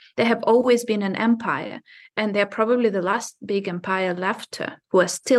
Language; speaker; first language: English; non-native, fluent; Ukrainian